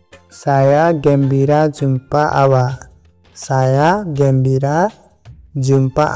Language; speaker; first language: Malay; non-native, learner; Nepali